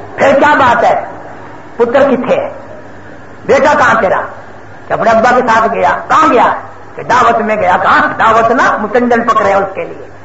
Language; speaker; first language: Urdu; non-native, local second language; Saraiki